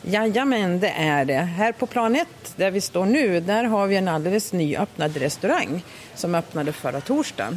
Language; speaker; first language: Swedish; native; Swedish